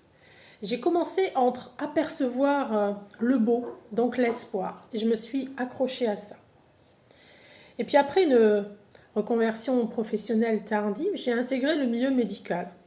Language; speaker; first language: French; native; French